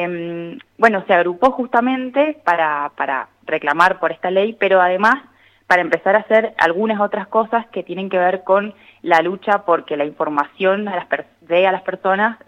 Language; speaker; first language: Spanish; native; Spanish